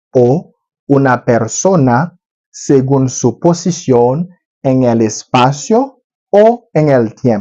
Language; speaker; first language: Spanish; non-native, learner; Haitian Creole